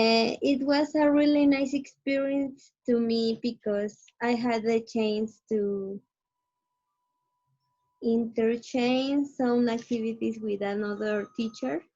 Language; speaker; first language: English; non-native, learner; Spanish